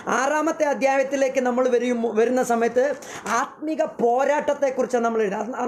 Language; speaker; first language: Malayalam; early bilingual, heritage; Malayalam